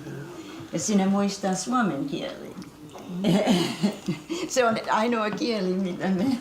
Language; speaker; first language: Finnish; non-native, learner; English